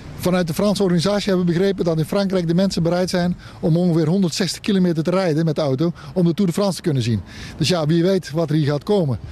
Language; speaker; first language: Dutch; native; Dutch